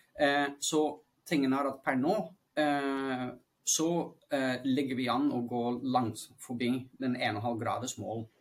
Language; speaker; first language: Norwegian; non-native, fluent; Dutch